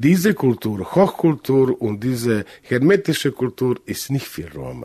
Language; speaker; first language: German; non-native, learner; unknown